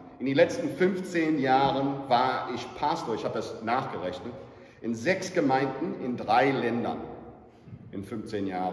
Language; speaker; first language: German; non-native, fluent; English